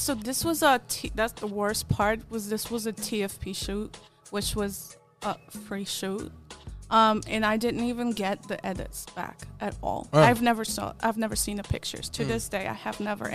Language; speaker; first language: English; non-native, fluent; Polish